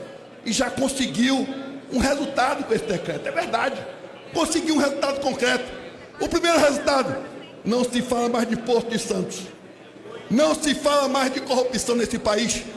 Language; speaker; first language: Portuguese; native; Portuguese